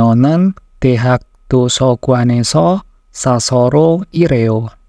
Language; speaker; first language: Korean; non-native, fluent; Indonesian